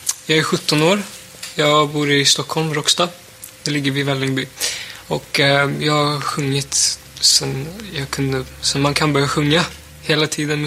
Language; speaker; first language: Swedish; early bilingual, other home language; Kurdish